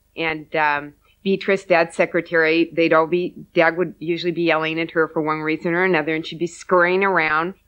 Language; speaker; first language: English; native; English